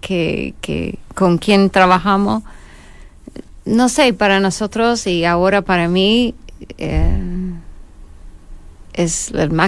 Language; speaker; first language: Spanish; non-native, fluent; English